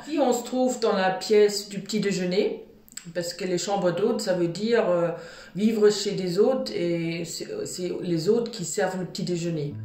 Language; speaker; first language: French; non-native, fluent; German